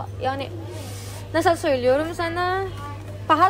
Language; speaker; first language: Turkish; non-native, learner; Indonesian